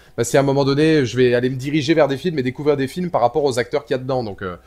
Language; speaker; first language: French; native; French